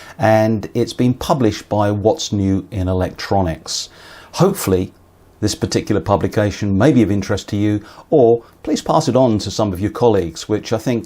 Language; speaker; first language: English; native; English